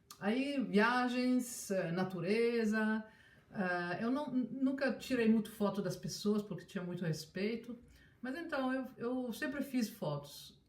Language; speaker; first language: Portuguese; non-native, fluent; Italian